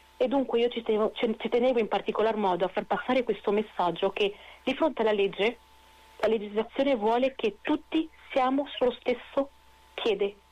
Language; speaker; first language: Italian; non-native, fluent; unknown